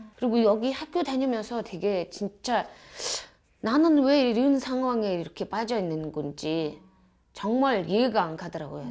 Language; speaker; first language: Korean; non-native, fluent; Mongolian